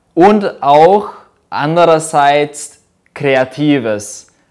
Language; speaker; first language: German; early bilingual, other home language; Russian